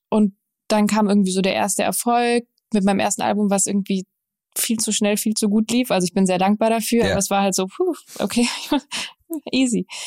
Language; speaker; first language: German; native; German